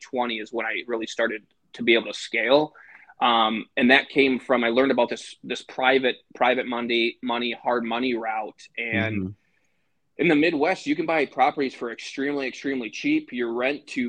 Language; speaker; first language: English; native; English